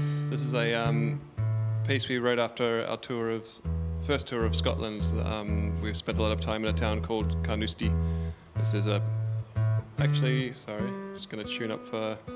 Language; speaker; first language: English; native; English